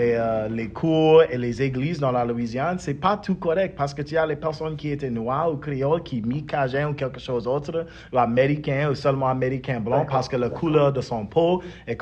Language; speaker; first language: French; early bilingual, heritage; English